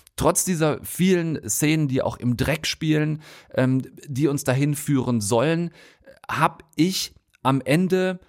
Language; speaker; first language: German; native; German